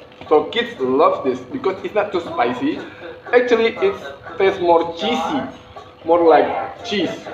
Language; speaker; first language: English; non-native, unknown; Indonesian